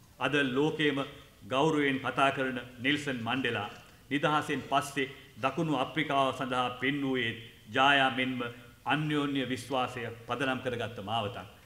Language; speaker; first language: Sinhala; non-native, local second language; Tamil